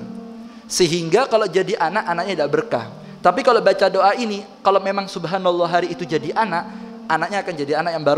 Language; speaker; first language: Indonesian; non-native, local second language; Javanese